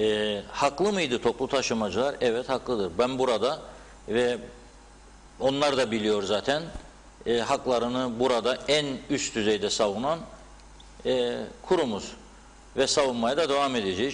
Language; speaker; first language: Turkish; native; Turkish